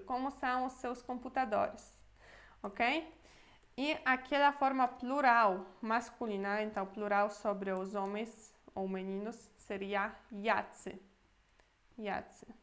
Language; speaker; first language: Portuguese; non-native, fluent; Polish